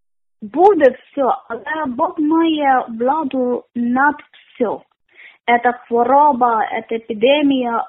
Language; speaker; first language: Ukrainian; non-native, learner; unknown